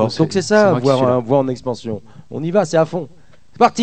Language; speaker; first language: French; native; French